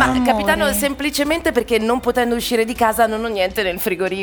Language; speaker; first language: Italian; native; Italian